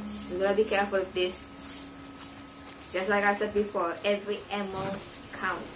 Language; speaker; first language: English; non-native, fluent; Indonesian